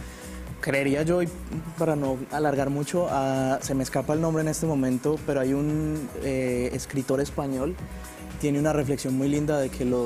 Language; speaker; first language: Spanish; native; Spanish